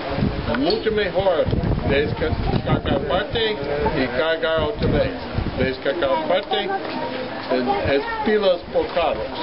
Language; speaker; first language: Spanish; non-native, learner; English